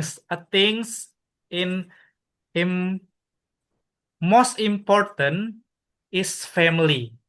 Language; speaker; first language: English; non-native, learner; Indonesian